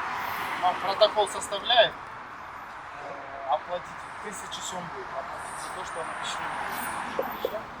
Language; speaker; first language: Russian; non-native, local second language; Kyrgyz